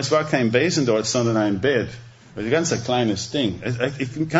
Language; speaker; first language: German; non-native, fluent; English